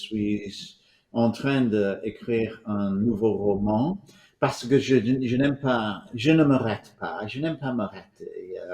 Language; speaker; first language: French; non-native, fluent; English